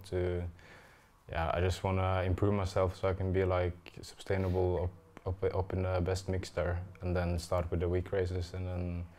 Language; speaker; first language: English; non-native, fluent; Norwegian